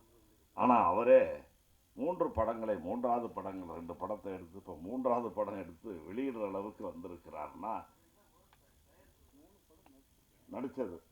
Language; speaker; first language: Tamil; native; Tamil